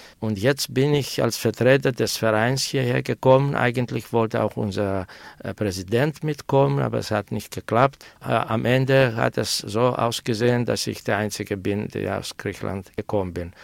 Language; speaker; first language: German; non-native, fluent; Greek